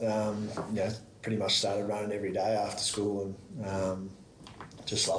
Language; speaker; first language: English; native; English